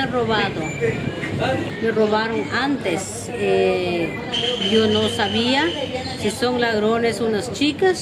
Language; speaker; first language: Spanish; non-native, local second language; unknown